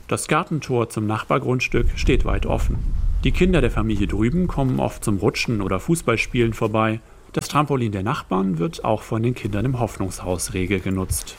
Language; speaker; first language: German; native; German